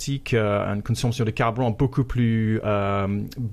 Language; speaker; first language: French; non-native, fluent; English